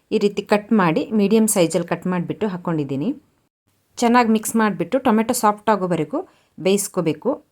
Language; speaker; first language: Kannada; native; Kannada